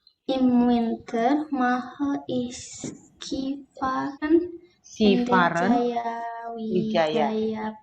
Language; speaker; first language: German; non-native, learner; Indonesian